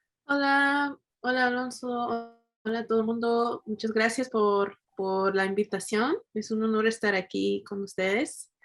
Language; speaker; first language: Spanish; early bilingual, heritage; English